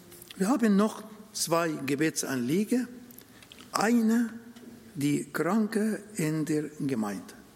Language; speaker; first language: German; non-native, fluent; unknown